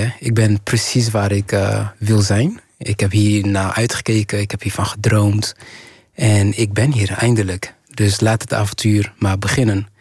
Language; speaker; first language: Dutch; early bilingual, other home language; Kinyarwanda